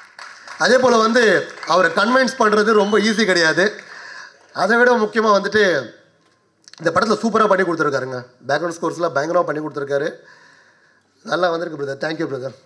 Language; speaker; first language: Tamil; native; Tamil